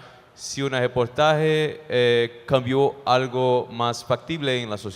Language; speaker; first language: Spanish; non-native, fluent; Portuguese